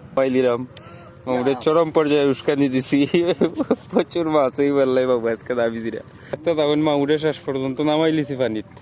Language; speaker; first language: Bangla; non-native, local second language; Sylheti